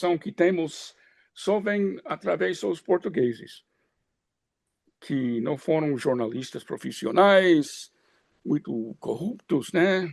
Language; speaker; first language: Portuguese; non-native, fluent; English